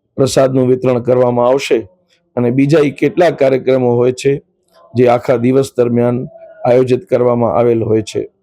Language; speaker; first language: Gujarati; non-native, local second language; Sindhi